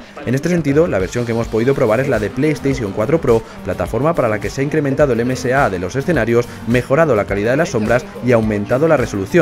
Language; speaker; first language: Spanish; native; Spanish